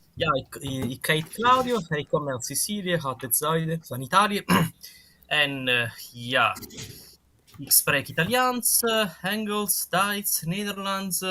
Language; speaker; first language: Dutch; non-native, fluent; Italian